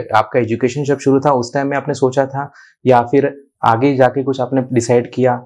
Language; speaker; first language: Hindi; non-native, local second language; Marathi